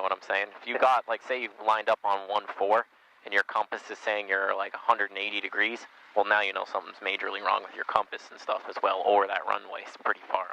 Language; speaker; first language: English; native; English